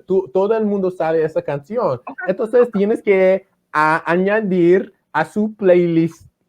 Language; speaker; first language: Spanish; non-native, fluent; English